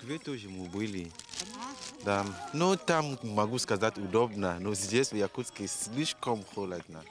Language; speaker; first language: Russian; non-native, learner; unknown